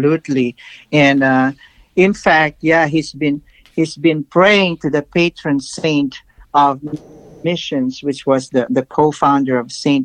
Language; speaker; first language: English; non-native, local second language; Filipino